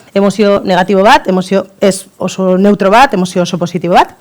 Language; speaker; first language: Basque; non-native, local second language; Spanish